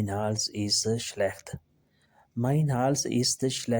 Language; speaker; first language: German; non-native, learner; Urdu